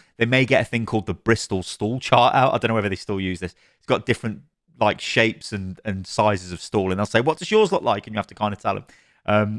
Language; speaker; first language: English; native; English